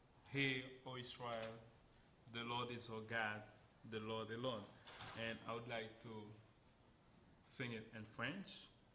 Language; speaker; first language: English; non-native, fluent; Haitian Creole